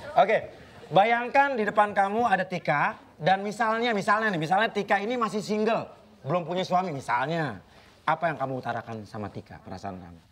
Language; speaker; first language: Indonesian; native; Indonesian